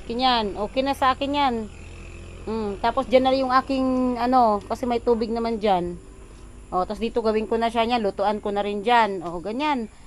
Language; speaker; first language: Filipino; non-native, local second language; Iloko